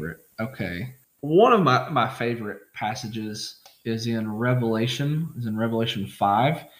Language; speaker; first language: English; native; English